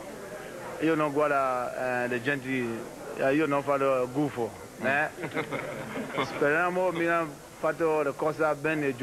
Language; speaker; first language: Italian; non-native, learner; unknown